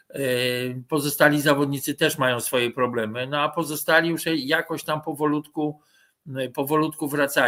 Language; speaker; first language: Polish; native; Polish